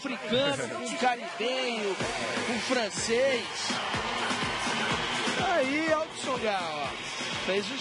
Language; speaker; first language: Portuguese; native; Portuguese